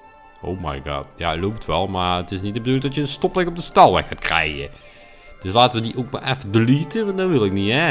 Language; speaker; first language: Dutch; native; Dutch